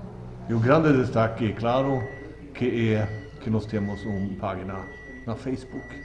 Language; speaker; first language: Portuguese; non-native, learner; Swedish